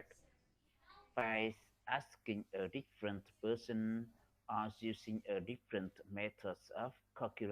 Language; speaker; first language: English; non-native, learner; Vietnamese